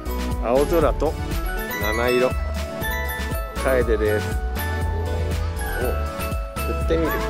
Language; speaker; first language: Japanese; native; Japanese